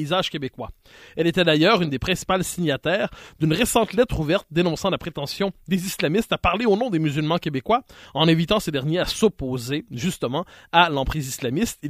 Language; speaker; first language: French; native; French